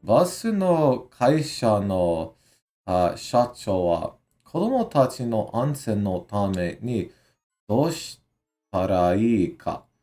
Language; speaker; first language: Japanese; non-native, learner; English